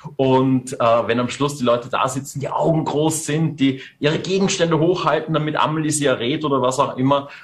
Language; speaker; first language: German; native; German